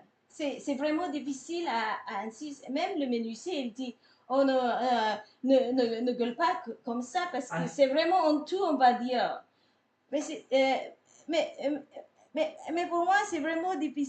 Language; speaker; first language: French; non-native, fluent; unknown